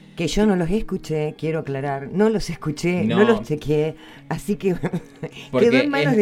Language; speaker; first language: Spanish; native; Spanish